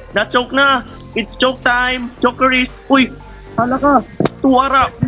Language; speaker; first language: Filipino; non-native, local second language; Cebuano